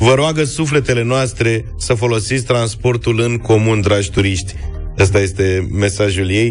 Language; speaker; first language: Romanian; native; Romanian